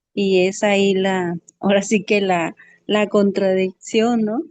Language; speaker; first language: Spanish; native; Spanish